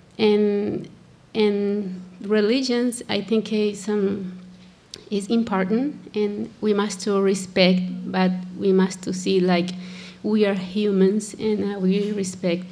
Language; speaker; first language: English; non-native, learner; Spanish